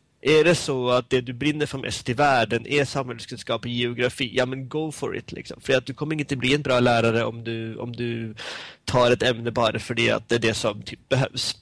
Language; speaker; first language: Swedish; native; Swedish